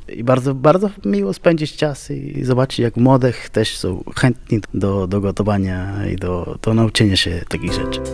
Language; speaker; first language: Polish; non-native, fluent; Spanish